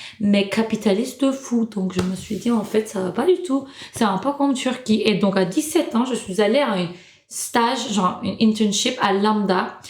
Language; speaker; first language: French; non-native, fluent; Turkish